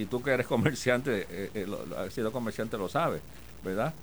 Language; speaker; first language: Spanish; native; Spanish